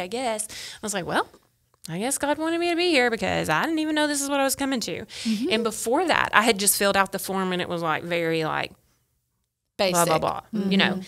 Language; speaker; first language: English; native; English